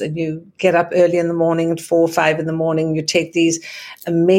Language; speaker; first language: English; native; English